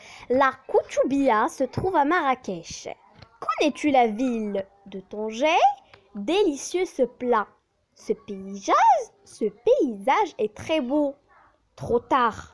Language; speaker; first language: French; non-native, local second language; Arabic